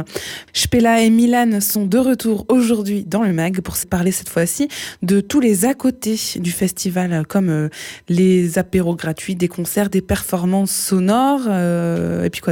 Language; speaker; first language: French; native; French